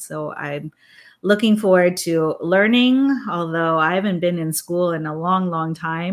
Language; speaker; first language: English; non-native, local second language; Filipino